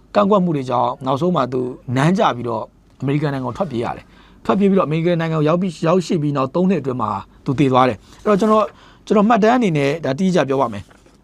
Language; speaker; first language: Burmese; native; Burmese